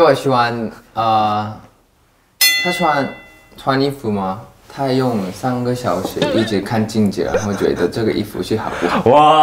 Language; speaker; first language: Chinese; non-native, learner; Thai